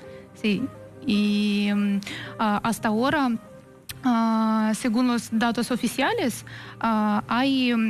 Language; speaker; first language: Spanish; non-native, fluent; Ukrainian